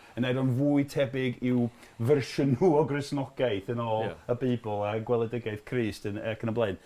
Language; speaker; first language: Welsh; non-native, fluent; English